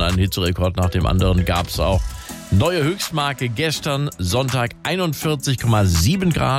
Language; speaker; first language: German; native; German